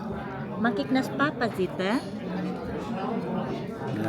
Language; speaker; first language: Dutch; non-native, fluent; Filipino